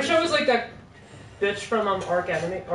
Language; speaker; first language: English; native; English